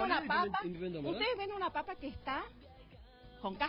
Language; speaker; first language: Spanish; native; Spanish